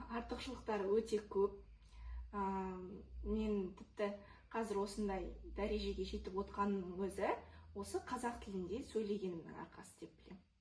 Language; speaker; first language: Kazakh; non-native, local second language; Russian